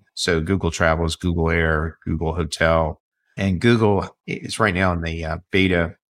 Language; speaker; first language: English; native; English